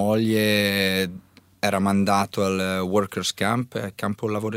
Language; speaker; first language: Italian; non-native, learner; English